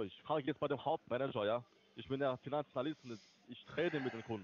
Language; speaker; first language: German; non-native, learner; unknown